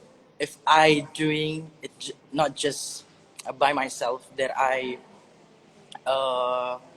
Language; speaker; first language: English; non-native, learner; Indonesian